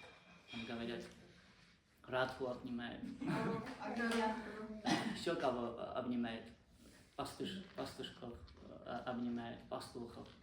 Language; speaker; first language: Russian; non-native, fluent; Armenian